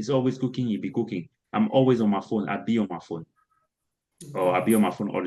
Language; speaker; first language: English; non-native, fluent; French